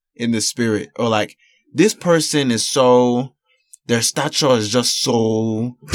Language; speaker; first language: English; early bilingual, other home language; Yoruba